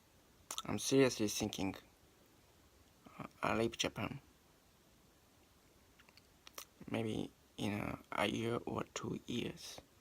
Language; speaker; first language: English; non-native, learner; Japanese